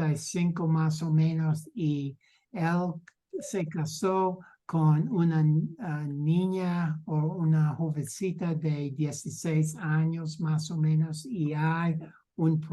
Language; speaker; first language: Spanish; non-native, learner; English